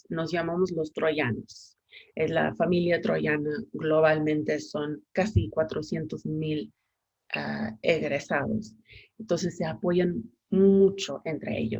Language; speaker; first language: Spanish; non-native, fluent; English